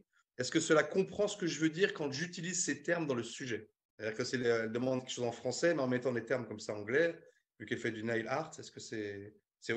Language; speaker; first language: French; native; French